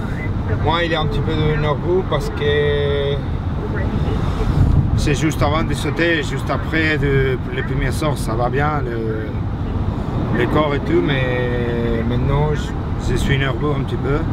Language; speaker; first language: French; non-native, learner; Spanish